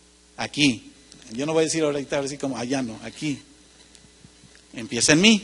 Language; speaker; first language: Spanish; native; Spanish